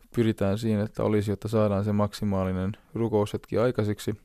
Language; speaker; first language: Finnish; non-native, local second language; Hebrew